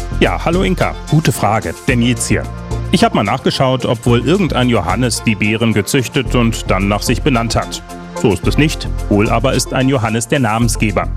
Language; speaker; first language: German; native; German